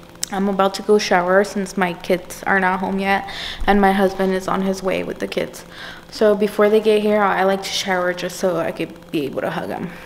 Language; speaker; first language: English; early bilingual, other home language; Spanish